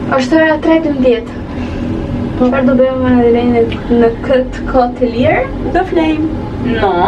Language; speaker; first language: Albanian; early bilingual, heritage; Albanian